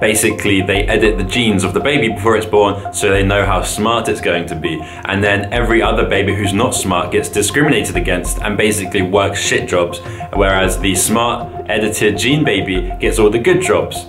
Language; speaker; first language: English; native; English